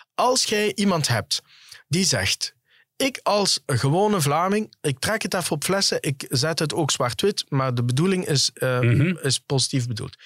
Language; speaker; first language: Dutch; early bilingual, other home language; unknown